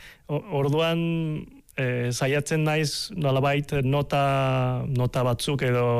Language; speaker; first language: Basque; non-native, fluent; Cantonese